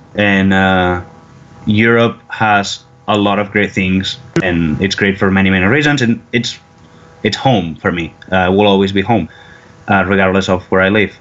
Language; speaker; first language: English; non-native, fluent; Spanish